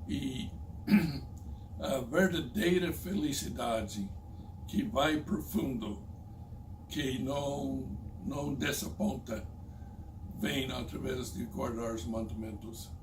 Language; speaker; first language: Portuguese; non-native, fluent; English